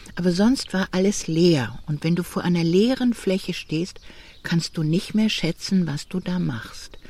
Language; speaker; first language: German; native; German